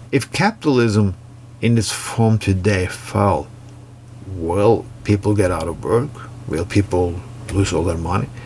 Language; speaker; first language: English; non-native, fluent; Norwegian